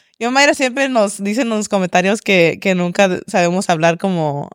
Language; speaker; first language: Spanish; early bilingual, heritage; Spanish